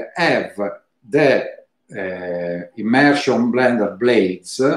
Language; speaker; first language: English; non-native, fluent; Italian